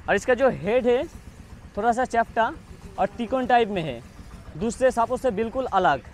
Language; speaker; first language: Hindi; non-native, local second language; Bangla